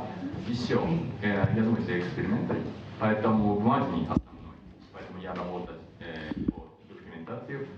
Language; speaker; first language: Russian; non-native, learner; Japanese